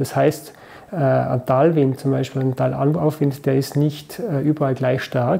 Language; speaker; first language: German; native; German